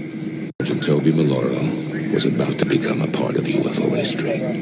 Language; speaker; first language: English; native; English